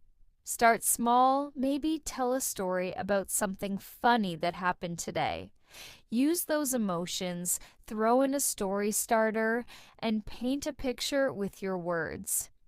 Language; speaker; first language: English; non-native, fluent; Spanish